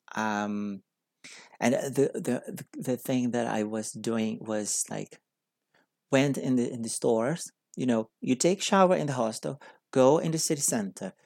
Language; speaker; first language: English; non-native, learner; Portuguese